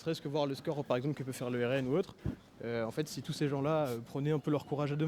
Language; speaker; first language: French; native; French